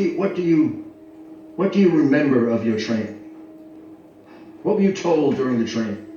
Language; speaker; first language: English; native; English